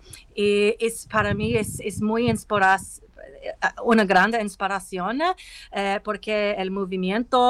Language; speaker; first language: Spanish; non-native, learner; English